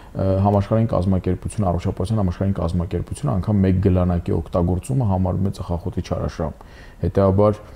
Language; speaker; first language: Armenian; native; Armenian